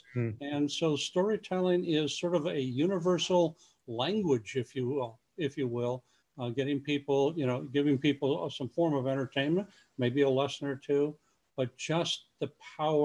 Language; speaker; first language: English; native; English